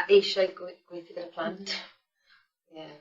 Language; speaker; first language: Welsh; non-native, local second language; English